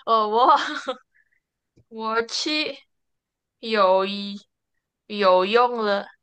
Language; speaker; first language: Chinese; non-native, learner; Indonesian